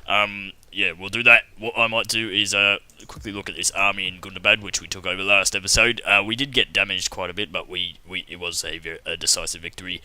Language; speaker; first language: English; native; English